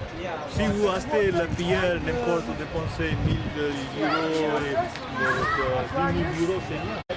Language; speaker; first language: French; non-native, learner; Hindi